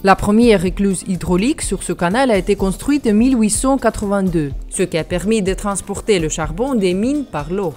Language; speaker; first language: French; non-native, fluent; Russian